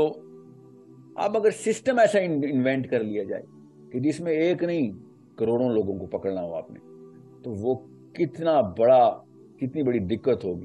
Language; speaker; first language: Urdu; non-native, local second language; Punjabi